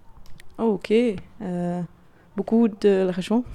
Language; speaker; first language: French; non-native, learner; Dutch